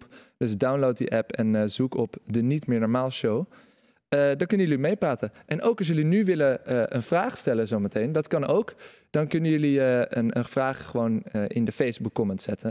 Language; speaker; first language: Dutch; native; Dutch